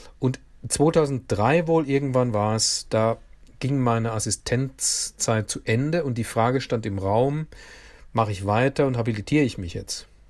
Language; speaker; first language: German; native; German